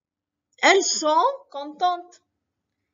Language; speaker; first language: French; non-native, fluent; Arabic